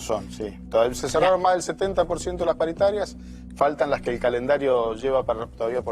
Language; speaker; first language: Spanish; native; Spanish